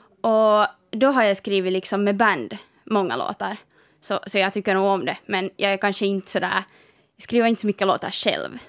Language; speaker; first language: Swedish; native; Swedish